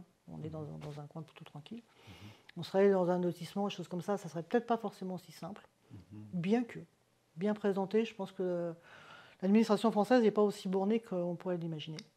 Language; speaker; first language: French; native; French